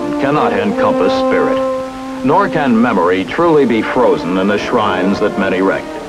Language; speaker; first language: English; native; English